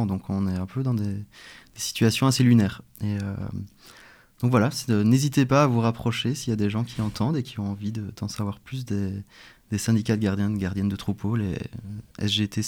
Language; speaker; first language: French; native; French